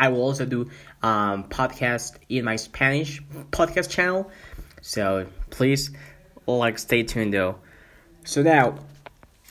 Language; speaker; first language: English; non-native, fluent; Spanish